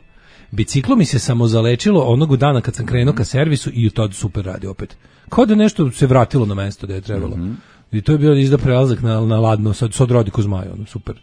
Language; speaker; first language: Serbian; native; Serbian